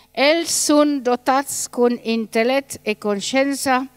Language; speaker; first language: French; native; French